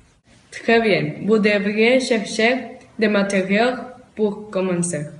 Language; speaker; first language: French; non-native, learner; Spanish